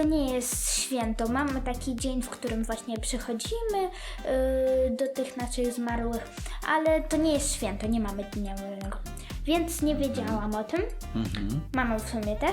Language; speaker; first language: Polish; early bilingual, other home language; Ukrainian